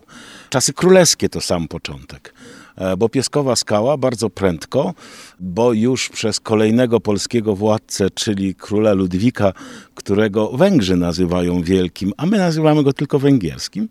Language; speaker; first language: Polish; native; Polish